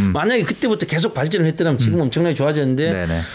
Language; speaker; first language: Korean; native; Korean